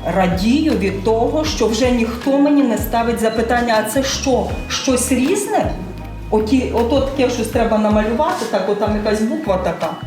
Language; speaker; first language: Ukrainian; non-native, local second language; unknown